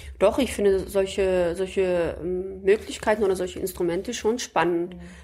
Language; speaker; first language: German; early bilingual, other home language; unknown